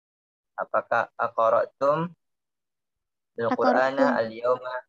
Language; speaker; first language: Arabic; non-native, fluent; Indonesian